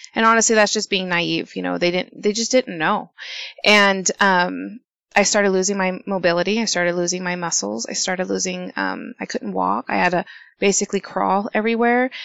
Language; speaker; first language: English; early bilingual, other home language; Spanish